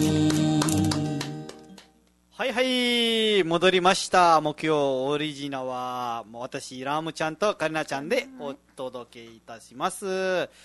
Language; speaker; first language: Japanese; non-native, fluent; Nepali